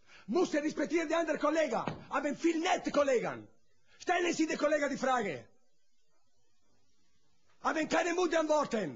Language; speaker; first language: German; non-native, learner; Italian